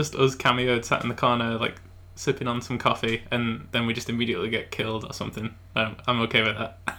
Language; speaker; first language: English; native; English